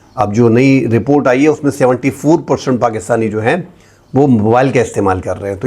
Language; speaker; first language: Urdu; non-native, local second language; Pashto